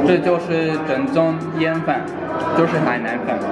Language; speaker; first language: Chinese; non-native, fluent; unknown